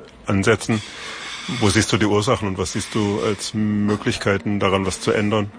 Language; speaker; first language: German; native; German